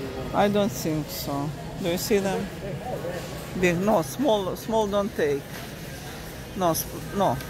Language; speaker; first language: English; non-native, learner; Russian